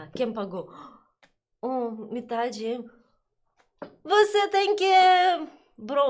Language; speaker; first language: Portuguese; non-native, learner; Russian